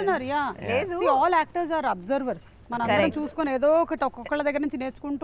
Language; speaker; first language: Telugu; native; Telugu